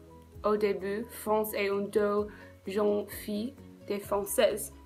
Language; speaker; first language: French; non-native, learner; English